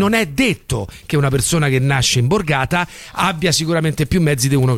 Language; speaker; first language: Italian; native; Italian